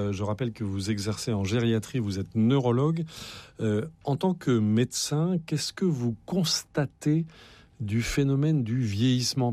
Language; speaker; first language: French; native; French